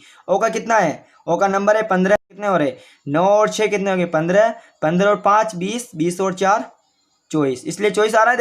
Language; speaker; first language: Hindi; native; Hindi